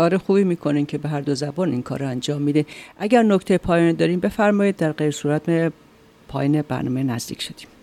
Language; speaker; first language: Persian; native; Persian